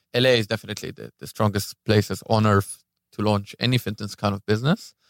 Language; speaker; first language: English; non-native, fluent; Hebrew